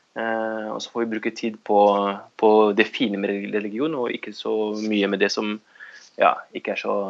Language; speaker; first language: Norwegian; early bilingual, other home language; Arabic